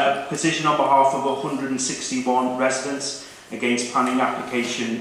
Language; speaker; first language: English; native; English